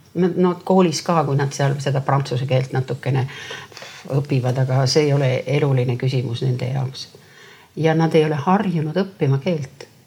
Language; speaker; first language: Estonian; native; Estonian